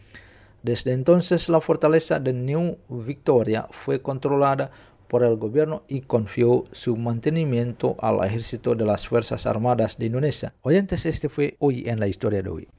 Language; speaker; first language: Spanish; non-native, fluent; Indonesian